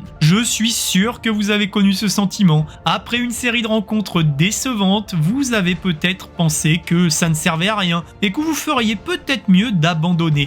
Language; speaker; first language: French; native; French